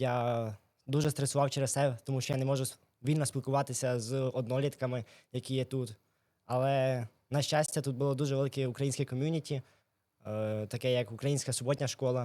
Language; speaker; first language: Ukrainian; native; Ukrainian